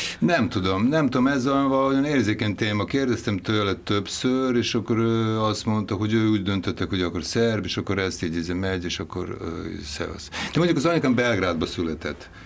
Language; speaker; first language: Hungarian; non-native, local second language; Serbian